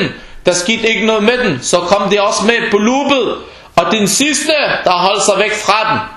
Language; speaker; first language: Danish; early bilingual, other home language; Arabic